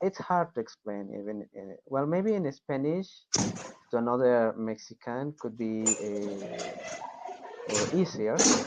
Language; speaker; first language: English; non-native, fluent; Spanish